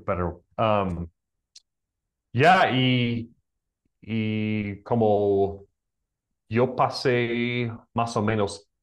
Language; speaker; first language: Spanish; non-native, learner; English